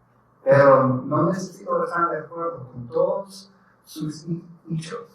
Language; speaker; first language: Spanish; non-native, learner; English